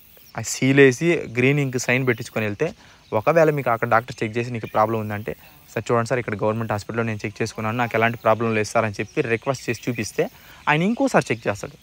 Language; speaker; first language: Telugu; native; Telugu